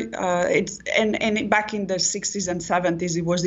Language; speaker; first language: English; non-native, fluent; Catalan